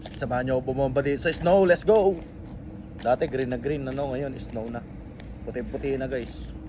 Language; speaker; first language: Filipino; native; Filipino